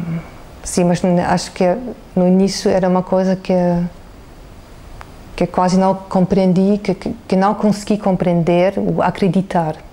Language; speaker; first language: Portuguese; non-native, fluent; German